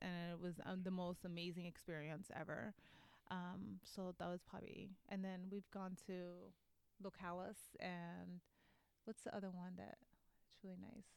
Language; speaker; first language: English; native; English